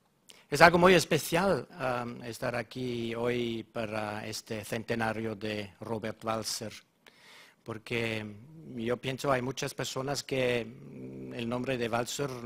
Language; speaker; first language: Spanish; non-native, fluent; German